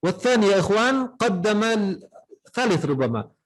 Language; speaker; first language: Arabic; non-native, fluent; Indonesian